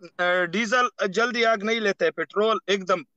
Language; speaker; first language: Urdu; non-native, local second language; Pashto